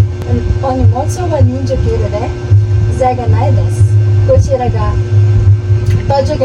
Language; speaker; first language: Japanese; non-native, learner; Filipino